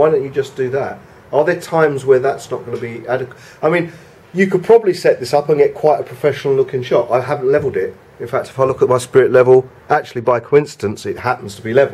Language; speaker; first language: English; native; English